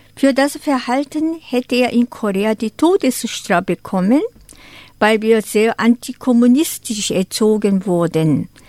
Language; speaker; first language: German; non-native, fluent; Korean